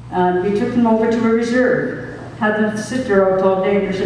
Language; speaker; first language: English; native; English